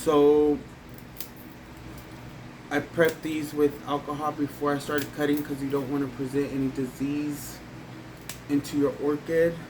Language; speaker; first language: English; native; English